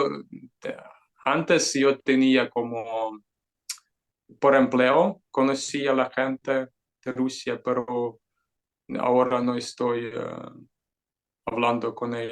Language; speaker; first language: Spanish; non-native, fluent; Ukrainian